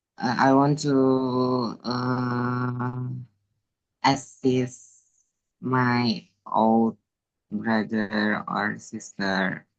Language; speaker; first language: English; non-native, learner; Indonesian